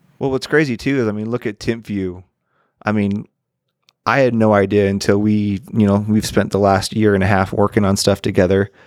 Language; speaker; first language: English; native; English